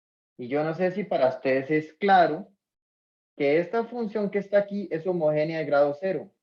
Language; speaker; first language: Spanish; native; Spanish